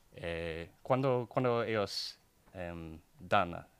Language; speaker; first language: Spanish; non-native, learner; English